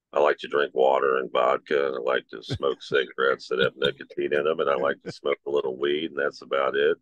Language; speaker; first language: English; native; English